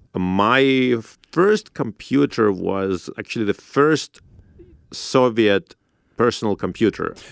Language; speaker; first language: English; non-native, fluent; Russian